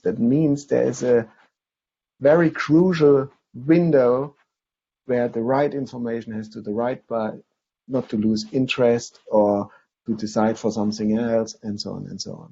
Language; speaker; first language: English; non-native, fluent; German